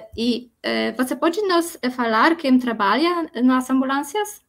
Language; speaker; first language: Portuguese; non-native, learner; Polish